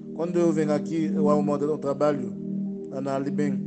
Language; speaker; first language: Portuguese; non-native, learner; Haitian Creole